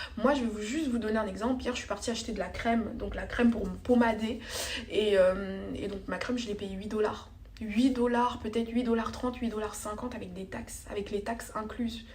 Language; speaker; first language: French; native; French